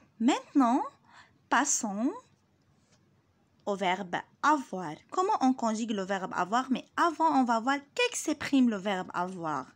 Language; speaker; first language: French; non-native, local second language; Arabic